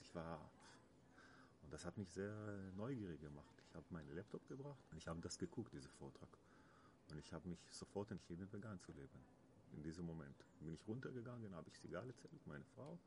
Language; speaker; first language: German; non-native, learner; Hebrew